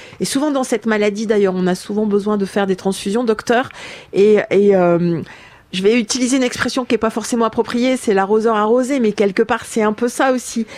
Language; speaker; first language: French; native; French